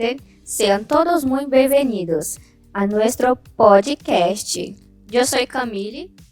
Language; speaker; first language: Spanish; non-native, learner; Portuguese